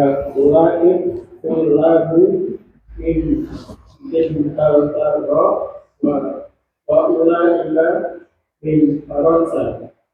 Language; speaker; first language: Arabic; non-native, learner; Indonesian